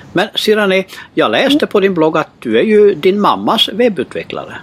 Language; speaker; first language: Swedish; native; Swedish